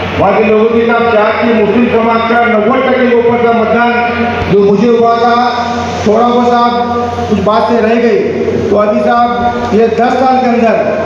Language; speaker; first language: Hindi; native; Hindi